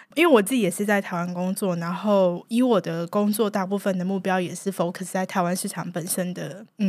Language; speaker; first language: Chinese; native; Chinese